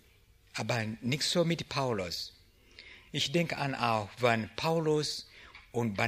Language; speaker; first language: German; non-native, learner; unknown